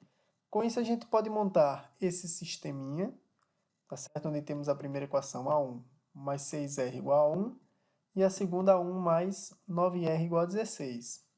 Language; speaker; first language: Portuguese; native; Portuguese